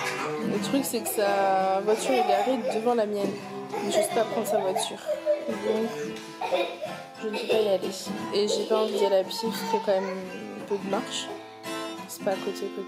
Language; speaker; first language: French; native; French